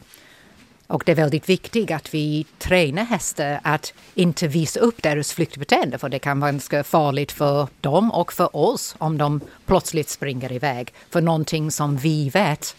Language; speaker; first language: Swedish; non-native, fluent; English